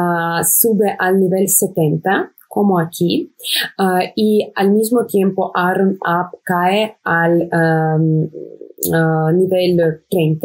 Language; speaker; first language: Spanish; non-native, fluent; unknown